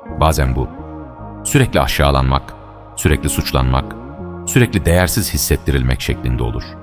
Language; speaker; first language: Turkish; native; Turkish